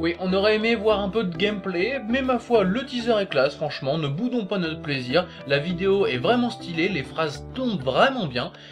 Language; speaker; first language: French; native; French